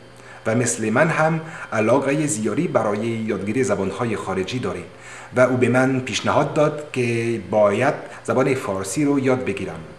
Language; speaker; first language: Persian; non-native, learner; French